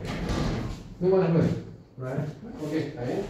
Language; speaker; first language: Spanish; native; Spanish